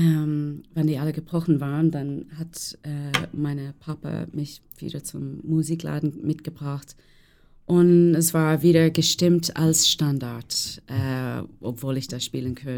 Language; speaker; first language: German; non-native, fluent; English